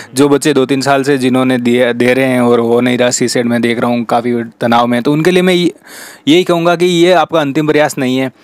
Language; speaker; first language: Hindi; native; Hindi